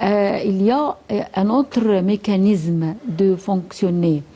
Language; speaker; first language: French; non-native, fluent; Arabic